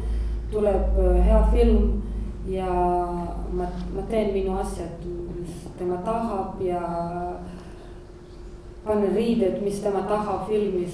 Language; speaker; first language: Estonian; non-native, learner; Croatian